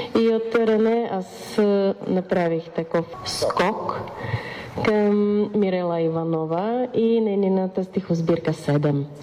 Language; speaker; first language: Bulgarian; non-native, fluent; Czech